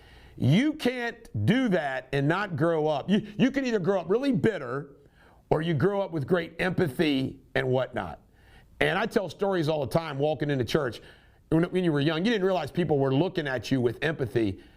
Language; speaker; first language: English; native; English